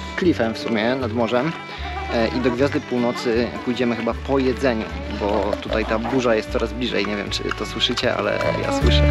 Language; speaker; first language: Polish; native; Polish